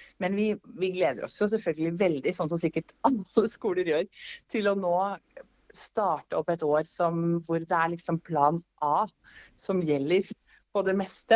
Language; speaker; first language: Norwegian; native; Norwegian